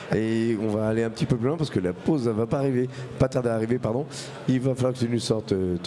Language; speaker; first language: French; native; French